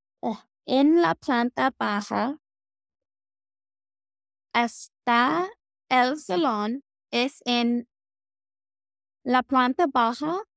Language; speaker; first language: Spanish; non-native, learner; English